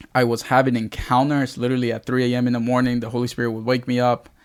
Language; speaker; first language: English; early bilingual, other home language; Spanish